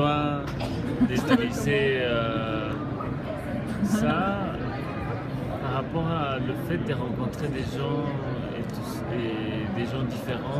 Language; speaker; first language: French; non-native, fluent; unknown